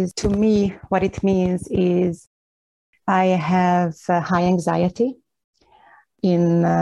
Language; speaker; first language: English; non-native, fluent; Hungarian